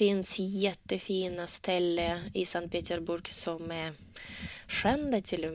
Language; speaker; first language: Swedish; non-native, learner; Russian